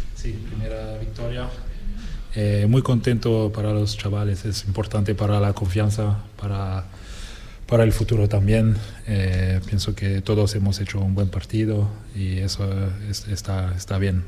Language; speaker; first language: Spanish; non-native, fluent; French